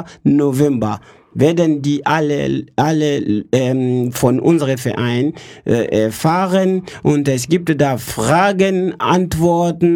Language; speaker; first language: German; non-native, learner; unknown